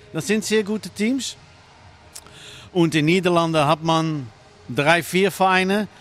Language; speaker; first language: German; non-native, learner; Dutch